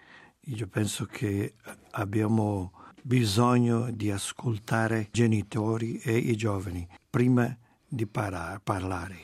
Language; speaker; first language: Italian; non-native, fluent; Portuguese